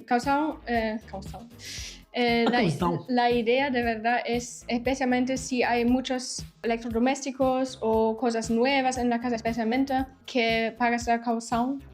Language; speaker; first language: Spanish; non-native, fluent; German